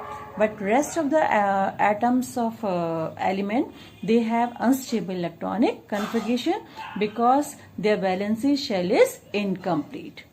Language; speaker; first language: English; non-native, local second language; Hindi